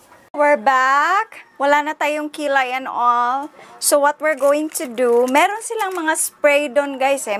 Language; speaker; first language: English; non-native, local second language; Filipino